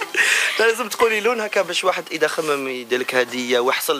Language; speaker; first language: Arabic; native; Arabic